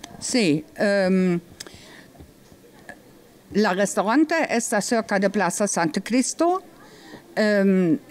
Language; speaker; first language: Spanish; non-native, learner; German